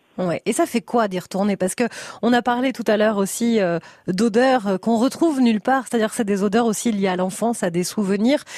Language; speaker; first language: French; native; French